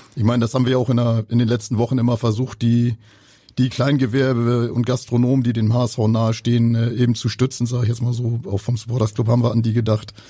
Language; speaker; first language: German; native; German